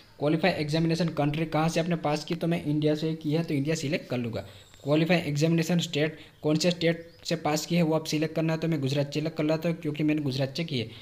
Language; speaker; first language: Hindi; non-native, local second language; Gujarati